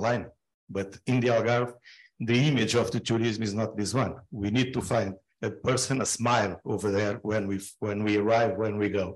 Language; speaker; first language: English; non-native, fluent; Portuguese